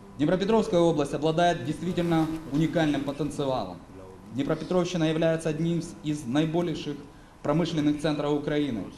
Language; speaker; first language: Russian; native; Russian